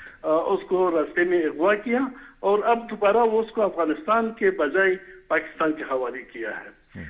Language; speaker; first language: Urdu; non-native, fluent; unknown